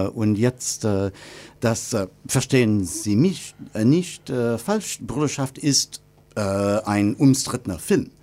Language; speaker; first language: German; non-native, learner; English